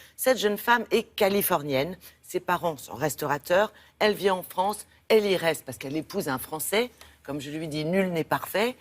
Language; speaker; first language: French; native; French